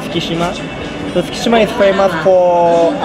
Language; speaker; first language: English; non-native, learner; Japanese